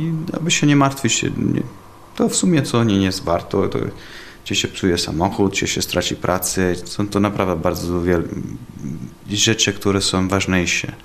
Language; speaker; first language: Polish; non-native, learner; Italian